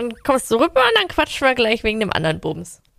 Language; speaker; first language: German; native; German